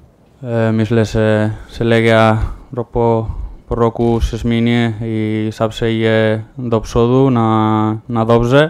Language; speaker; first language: Polish; non-native, learner; Spanish